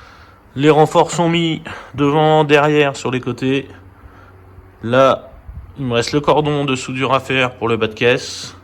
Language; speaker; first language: French; native; French